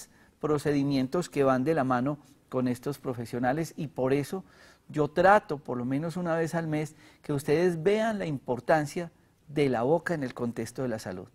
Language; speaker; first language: Spanish; native; Spanish